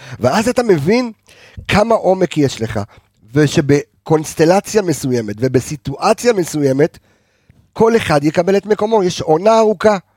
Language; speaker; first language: Hebrew; native; Hebrew